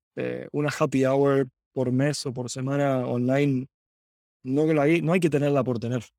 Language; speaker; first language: Spanish; native; Spanish